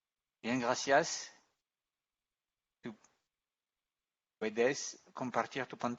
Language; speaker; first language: Spanish; non-native, fluent; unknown